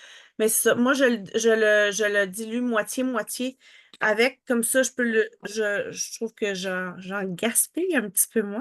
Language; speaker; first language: French; native; French